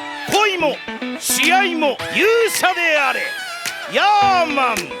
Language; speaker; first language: Japanese; native; Japanese